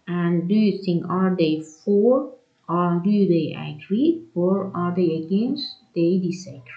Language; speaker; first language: English; non-native, fluent; Persian